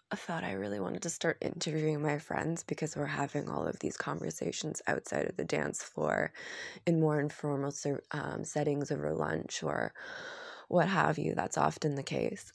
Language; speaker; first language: English; native; English